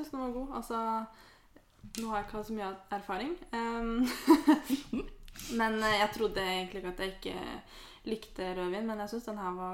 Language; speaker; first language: Norwegian; native; Norwegian